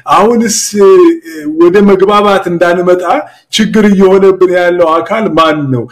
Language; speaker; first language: Amharic; non-native, local second language; Oromo